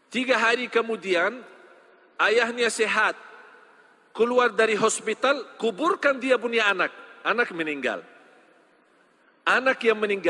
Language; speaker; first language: Indonesian; non-native, fluent; Arabic